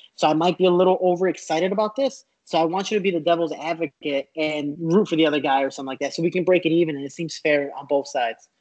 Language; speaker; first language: English; native; English